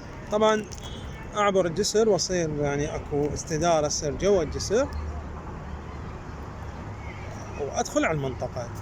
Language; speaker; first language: Arabic; native; Arabic